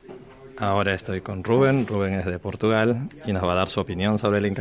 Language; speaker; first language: Spanish; native; Spanish